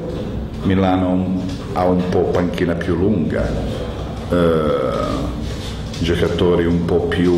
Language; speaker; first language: Italian; non-native, fluent; Croatian